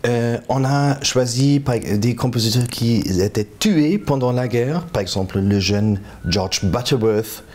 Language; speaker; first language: French; non-native, fluent; German